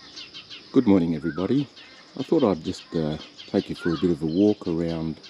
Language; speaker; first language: English; native; English